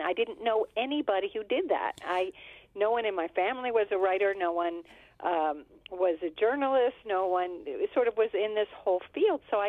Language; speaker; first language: English; native; English